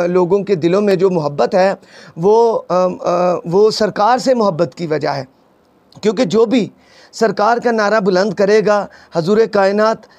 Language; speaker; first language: Urdu; non-native, local second language; Punjabi